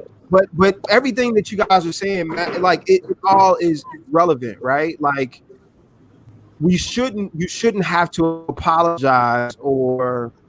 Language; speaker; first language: English; native; English